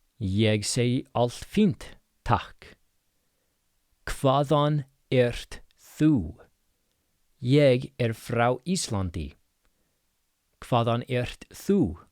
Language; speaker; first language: Icelandic; non-native, fluent; English